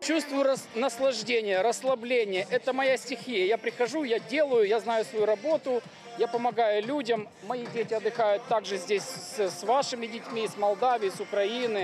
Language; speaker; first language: Russian; native; Russian